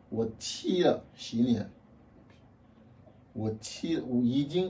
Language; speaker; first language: Chinese; non-native, fluent; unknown